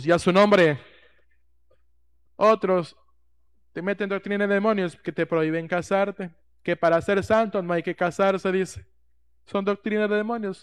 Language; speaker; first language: Spanish; native; Spanish